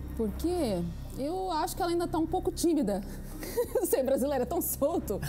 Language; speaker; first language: Portuguese; native; Portuguese